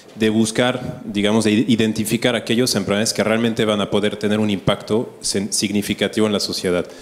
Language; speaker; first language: Spanish; non-native, fluent; French